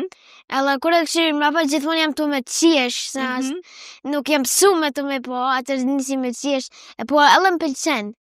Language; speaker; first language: Albanian; early bilingual, heritage; Albanian